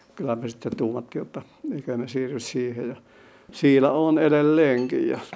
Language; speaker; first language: Finnish; native; Finnish